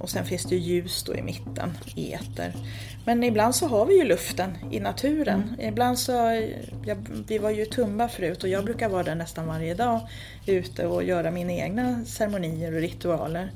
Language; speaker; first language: Swedish; native; Swedish